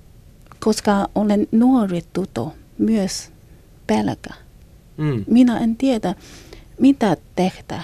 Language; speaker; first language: Finnish; non-native, learner; Chinese